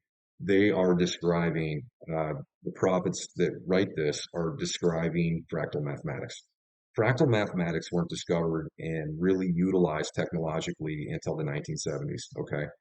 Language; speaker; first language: English; native; English